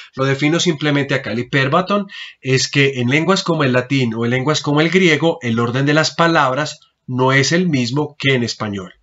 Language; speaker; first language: Spanish; native; Spanish